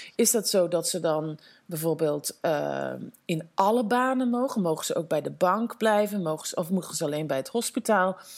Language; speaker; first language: Dutch; native; Dutch